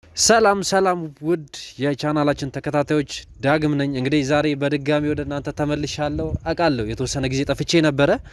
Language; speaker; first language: Amharic; native; Amharic